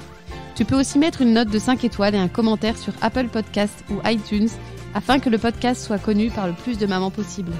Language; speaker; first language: French; native; French